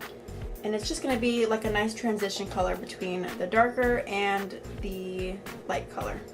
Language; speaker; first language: English; native; English